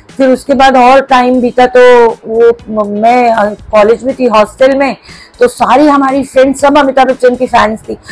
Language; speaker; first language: Hindi; non-native, local second language; Marathi